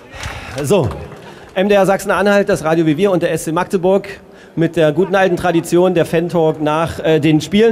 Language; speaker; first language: German; native; German